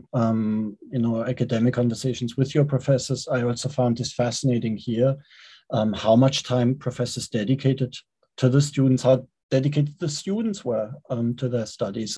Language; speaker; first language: English; non-native, fluent; German